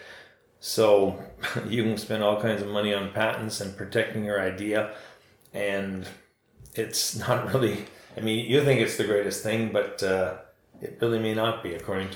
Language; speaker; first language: English; native; English